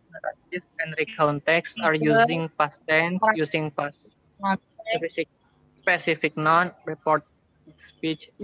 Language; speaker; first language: English; non-native, learner; Indonesian